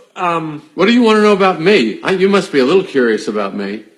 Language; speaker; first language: English; native; English